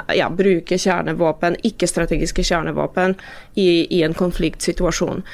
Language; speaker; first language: Norwegian; non-native, fluent; Polish